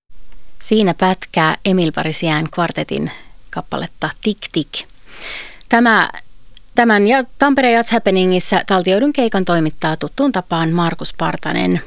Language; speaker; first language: Finnish; native; Finnish